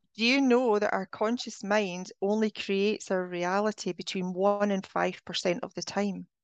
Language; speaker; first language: English; native; English